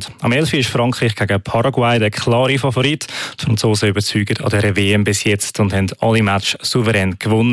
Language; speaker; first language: German; native; German